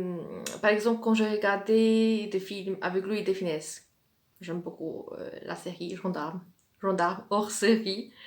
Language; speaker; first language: French; non-native, fluent; Polish